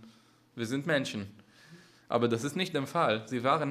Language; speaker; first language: German; non-native, fluent; Hebrew